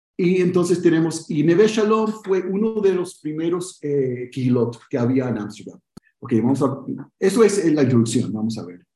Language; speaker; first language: Spanish; early bilingual, heritage; Spanish